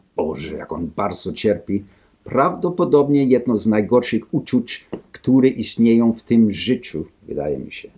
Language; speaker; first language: Polish; non-native, learner; Danish